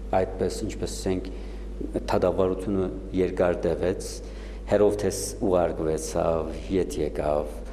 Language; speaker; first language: Armenian; early bilingual, heritage; Armenian